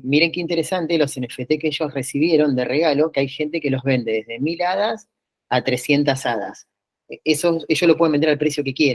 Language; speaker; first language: Spanish; native; Spanish